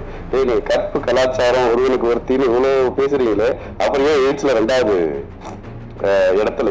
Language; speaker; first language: Tamil; native; Tamil